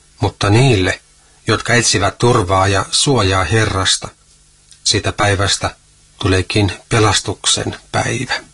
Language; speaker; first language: Finnish; native; Finnish